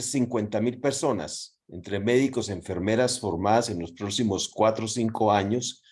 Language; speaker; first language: Spanish; native; Spanish